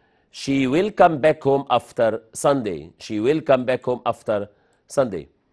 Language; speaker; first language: English; non-native, fluent; Arabic